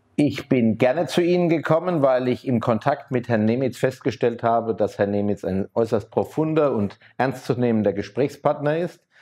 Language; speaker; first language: German; native; German